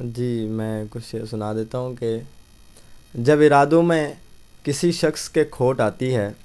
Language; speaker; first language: Urdu; non-native, local second language; Gujari